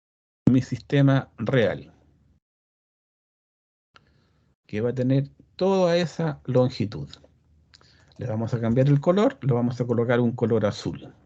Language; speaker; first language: Spanish; native; Spanish